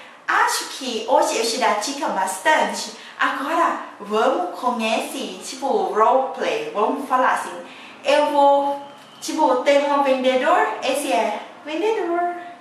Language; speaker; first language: Portuguese; non-native, learner; Thai